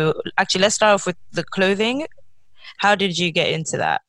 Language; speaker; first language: English; non-native, local second language; Yoruba